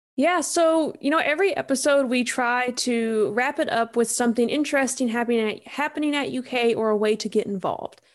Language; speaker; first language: English; native; English